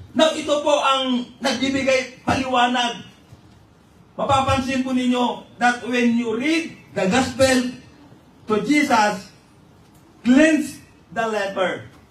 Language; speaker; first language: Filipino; non-native, local second language; Iloko